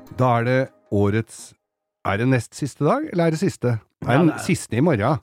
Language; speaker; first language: Norwegian; native; Norwegian